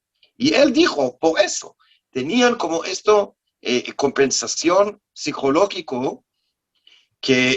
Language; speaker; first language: Spanish; non-native, learner; Hebrew